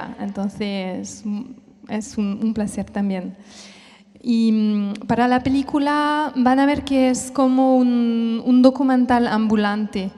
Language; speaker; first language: Spanish; non-native, fluent; French